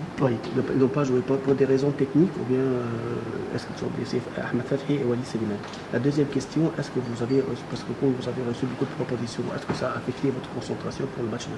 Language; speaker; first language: French; non-native, fluent; Arabic